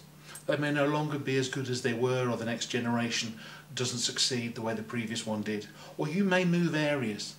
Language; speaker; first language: English; native; English